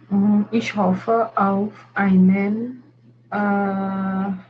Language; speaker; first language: German; non-native, learner; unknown